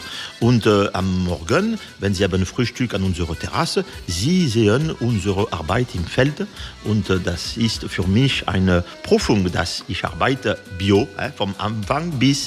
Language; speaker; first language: German; non-native, learner; French